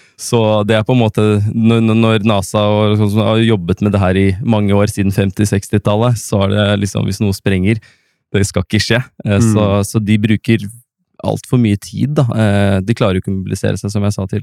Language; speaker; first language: Norwegian; native; Norwegian